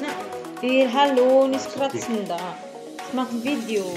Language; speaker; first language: German; non-native, learner; Filipino